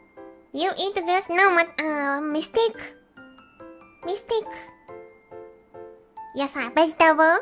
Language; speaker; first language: English; non-native, learner; Japanese